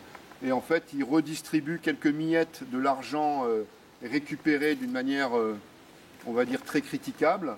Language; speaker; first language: French; native; French